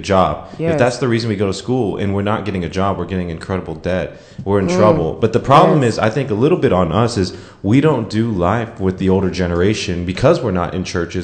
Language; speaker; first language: English; native; English